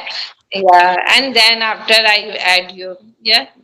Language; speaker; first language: English; non-native, learner; Hindi